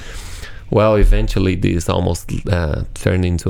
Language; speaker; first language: English; non-native, fluent; Portuguese